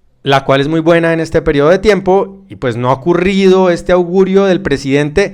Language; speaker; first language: Spanish; native; Spanish